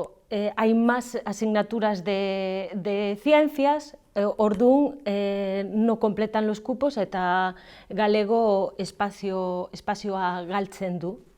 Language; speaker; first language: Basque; non-native, learner; Galician